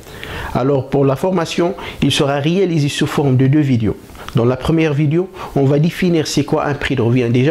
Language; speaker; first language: French; non-native, local second language; Arabic